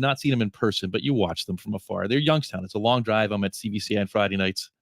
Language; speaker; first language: English; native; English